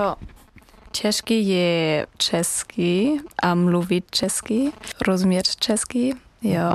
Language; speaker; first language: Czech; non-native, learner; German